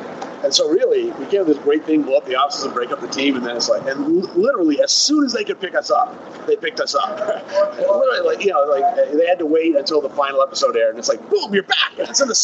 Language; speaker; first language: English; native; English